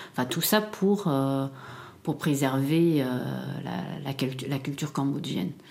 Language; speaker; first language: French; early bilingual, other home language; Khmer